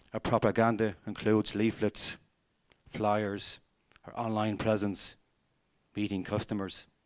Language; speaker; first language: English; native; English